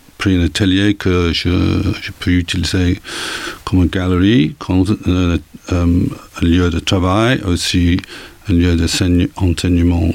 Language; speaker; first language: French; non-native, learner; English